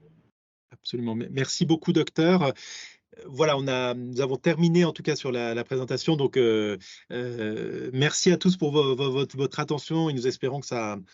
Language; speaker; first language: French; native; French